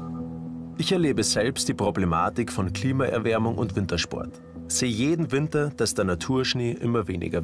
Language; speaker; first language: German; native; German